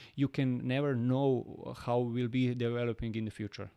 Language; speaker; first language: English; non-native, learner; Bosnian